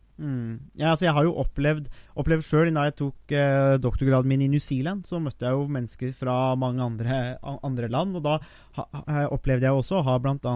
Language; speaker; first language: Norwegian; native; Norwegian